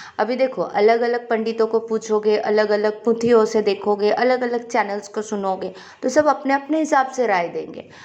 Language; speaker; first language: Hindi; non-native, local second language; Bangla